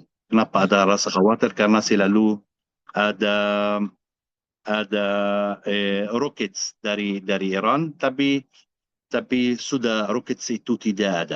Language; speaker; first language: Indonesian; non-native, fluent; Arabic